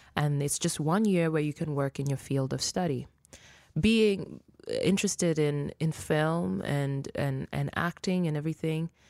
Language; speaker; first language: English; non-native, local second language; Luo (Kenya and Tanzania)